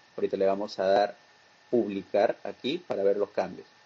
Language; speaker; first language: Spanish; native; Spanish